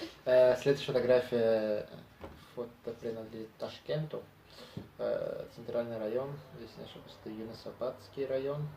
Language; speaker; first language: Russian; non-native, local second language; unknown